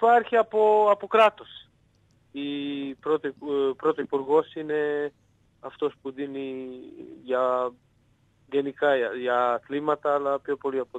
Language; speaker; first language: Greek; non-native, fluent; Serbian